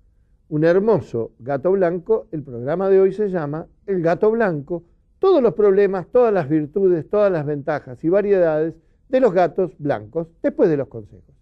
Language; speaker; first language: Spanish; native; Spanish